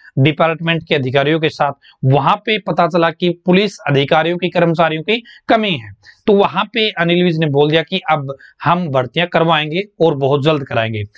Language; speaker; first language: Hindi; native; Hindi